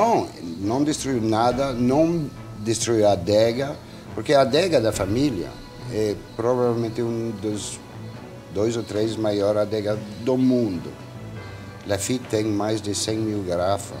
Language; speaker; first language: Portuguese; non-native, fluent; French